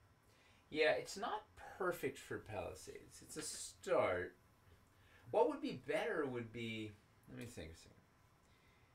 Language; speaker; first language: English; native; English